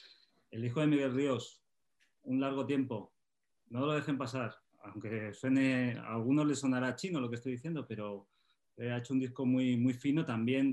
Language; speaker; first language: Spanish; native; Spanish